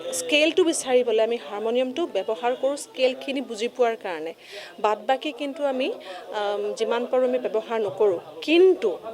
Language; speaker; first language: Assamese; native; Assamese